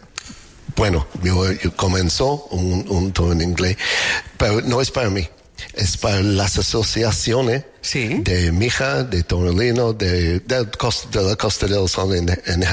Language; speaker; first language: Spanish; non-native, fluent; English